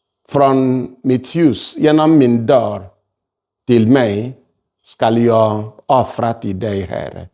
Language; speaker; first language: Swedish; non-native, fluent; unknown